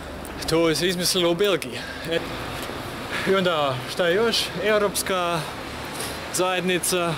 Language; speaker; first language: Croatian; early bilingual, heritage; Croatian